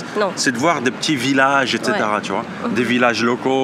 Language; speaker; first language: French; native; French